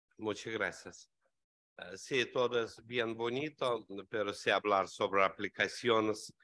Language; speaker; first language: Spanish; non-native, learner; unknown